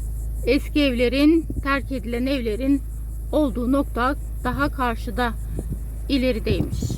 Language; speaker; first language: Turkish; native; Turkish